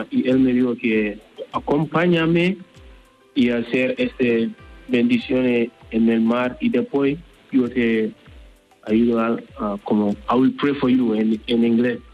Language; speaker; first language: Spanish; non-native, learner; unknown